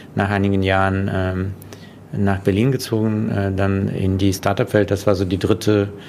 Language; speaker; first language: German; non-native, fluent; Russian